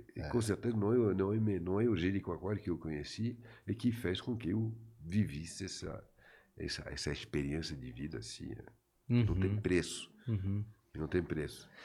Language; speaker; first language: Portuguese; non-native, fluent; French